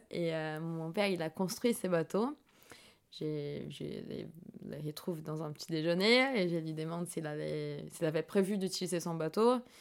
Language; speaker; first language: French; non-native, fluent; Portuguese